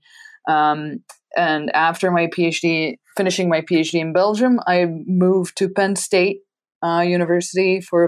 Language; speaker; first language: English; non-native, fluent; Dutch